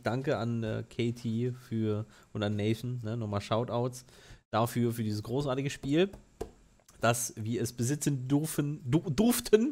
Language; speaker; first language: German; native; German